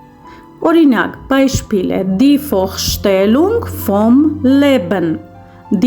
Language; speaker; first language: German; non-native, fluent; Armenian